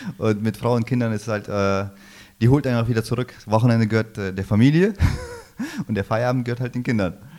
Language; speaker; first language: German; early bilingual, other home language; Low German